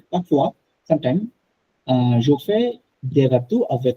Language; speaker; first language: French; non-native, learner; Bangla